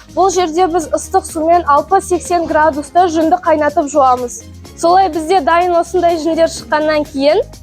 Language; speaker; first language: Kazakh; native; Kazakh